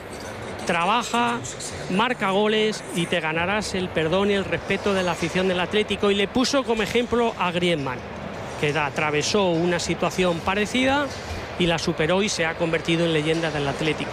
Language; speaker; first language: Spanish; native; Spanish